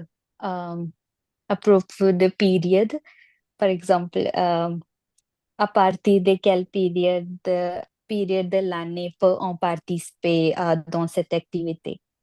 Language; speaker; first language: French; non-native, learner; Punjabi